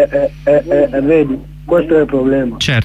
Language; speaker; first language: Italian; non-native, learner; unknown